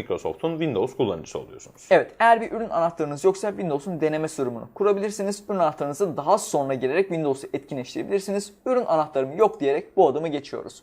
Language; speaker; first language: Turkish; native; Turkish